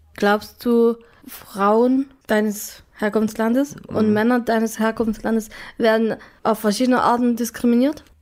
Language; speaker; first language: German; native; German